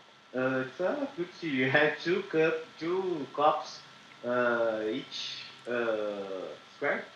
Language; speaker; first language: English; non-native, learner; Portuguese